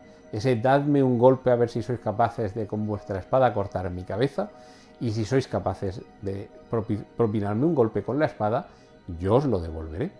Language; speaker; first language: Spanish; native; Spanish